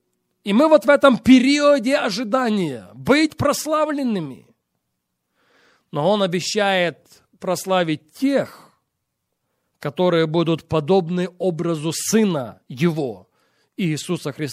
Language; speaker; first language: Russian; native; Russian